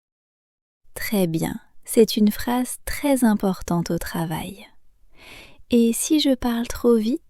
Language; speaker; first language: French; native; French